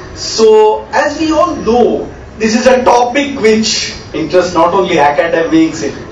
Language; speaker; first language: English; non-native, local second language; Kannada